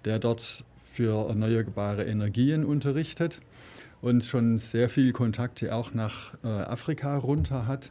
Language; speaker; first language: German; native; German